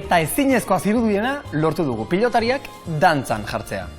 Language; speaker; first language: Basque; native; Basque